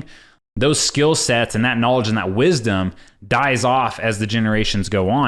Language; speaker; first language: English; native; English